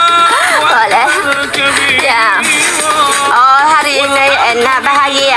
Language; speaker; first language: Indonesian; non-native, learner; Vietnamese